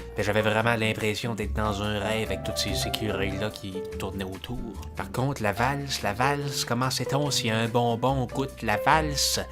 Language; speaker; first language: French; native; French